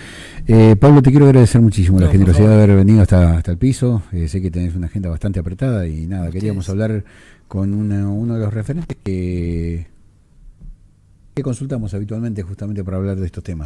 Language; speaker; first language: Spanish; native; Spanish